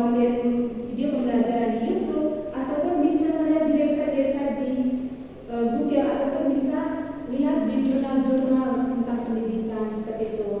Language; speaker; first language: Indonesian; native; Indonesian